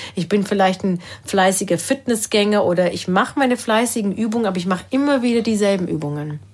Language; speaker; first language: German; early bilingual, other home language; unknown